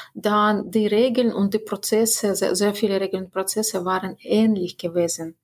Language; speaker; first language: German; non-native, fluent; Russian